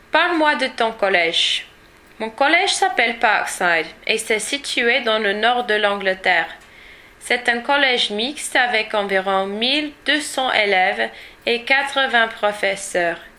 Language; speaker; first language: French; non-native, learner; English